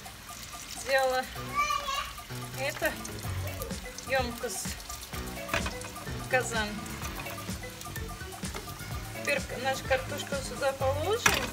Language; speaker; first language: Russian; non-native, learner; Tajik